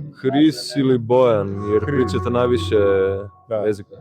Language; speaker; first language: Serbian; non-native, learner; Slovenian